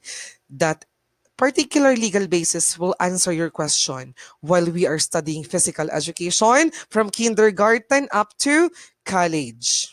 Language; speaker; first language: English; non-native, local second language; Bikol